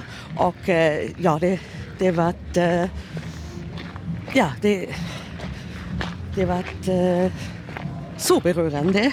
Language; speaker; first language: Swedish; non-native, learner; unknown